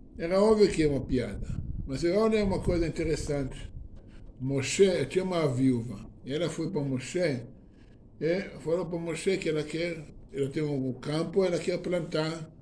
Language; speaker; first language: Portuguese; non-native, fluent; Hebrew